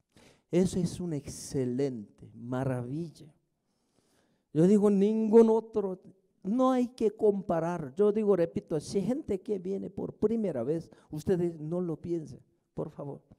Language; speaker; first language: Spanish; non-native, fluent; Korean